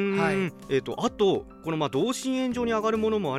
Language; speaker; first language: Japanese; native; Japanese